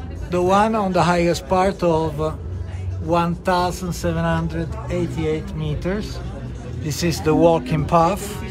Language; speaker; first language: English; non-native, fluent; Italian